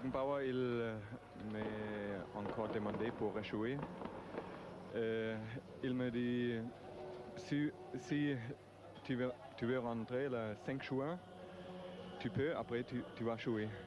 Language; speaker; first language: French; non-native, learner; German